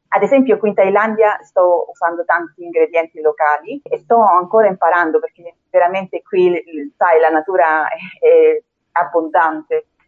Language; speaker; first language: Italian; early bilingual, other home language; Spanish